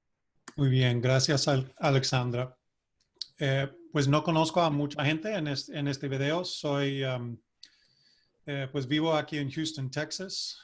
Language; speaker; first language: Spanish; non-native, fluent; English